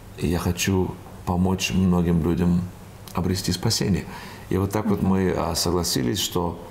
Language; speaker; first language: Russian; native; Russian